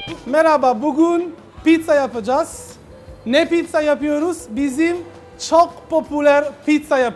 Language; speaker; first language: Turkish; non-native, learner; Italian